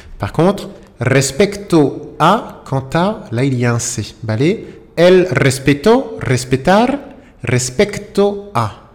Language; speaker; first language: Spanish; non-native, fluent; French